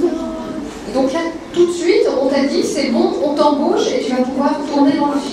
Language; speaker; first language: French; native; French